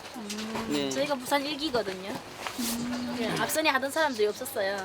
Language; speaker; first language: Korean; native; Korean